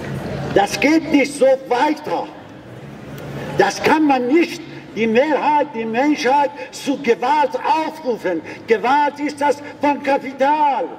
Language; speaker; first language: German; non-native, learner; Persian